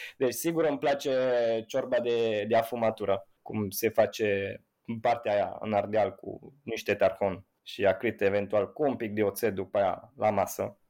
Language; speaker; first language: Romanian; non-native, fluent; Italian